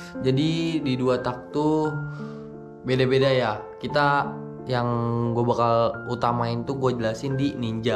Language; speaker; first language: Indonesian; native; Indonesian